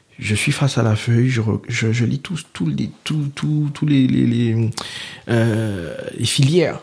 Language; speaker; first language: French; early bilingual, other home language; Haitian Creole